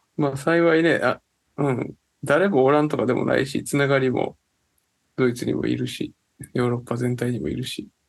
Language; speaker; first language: Japanese; native; Japanese